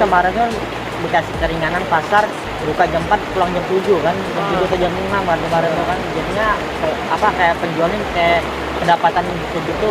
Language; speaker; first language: Indonesian; native; Indonesian